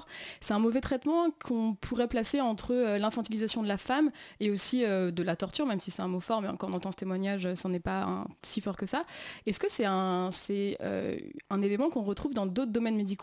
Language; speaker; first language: French; native; French